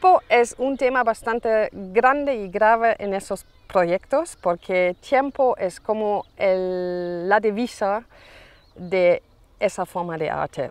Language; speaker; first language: Spanish; non-native, fluent; German